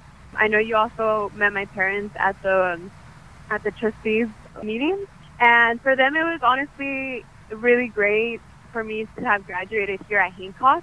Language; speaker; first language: English; native; English